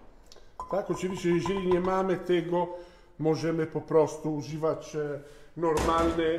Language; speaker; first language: Polish; non-native, fluent; Italian